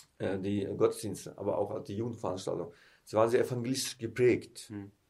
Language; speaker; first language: German; early bilingual, heritage; German